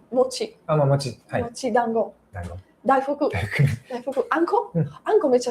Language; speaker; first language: Japanese; non-native, learner; Slovak